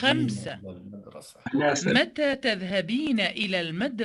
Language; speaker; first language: Arabic; non-native, learner; Indonesian